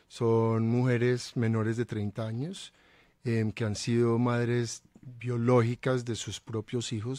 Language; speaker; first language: Spanish; native; Spanish